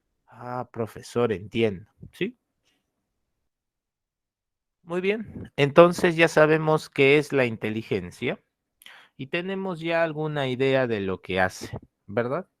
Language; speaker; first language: Spanish; native; Spanish